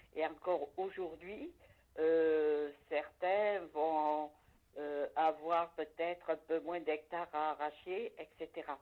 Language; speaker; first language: French; native; French